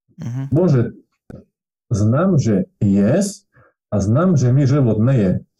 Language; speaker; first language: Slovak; non-native, local second language; Rusyn